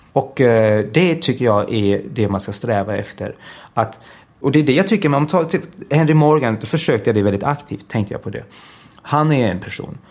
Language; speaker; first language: Swedish; early bilingual, heritage; Swedish